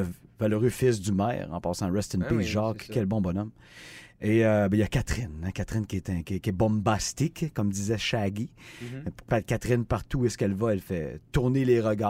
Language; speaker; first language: French; native; French